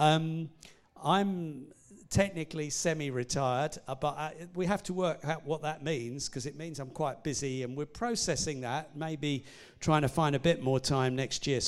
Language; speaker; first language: English; native; English